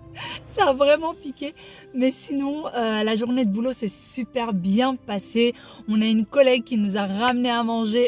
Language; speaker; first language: French; native; French